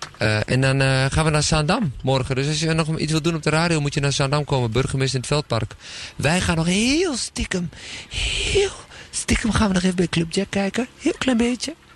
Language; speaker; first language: Dutch; native; Dutch